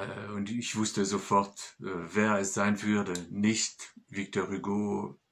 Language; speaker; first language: German; non-native, fluent; French